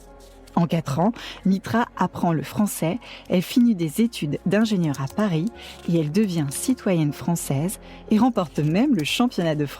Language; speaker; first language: French; native; French